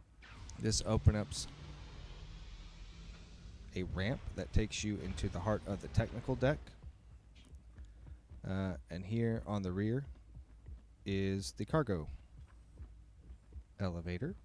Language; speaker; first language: English; native; English